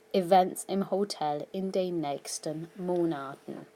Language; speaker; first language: German; non-native, fluent; English